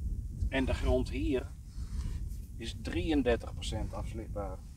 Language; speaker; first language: Dutch; native; Dutch